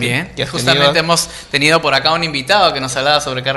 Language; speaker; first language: Spanish; native; Spanish